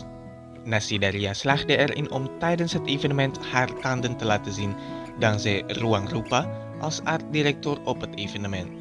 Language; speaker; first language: Dutch; non-native, fluent; Indonesian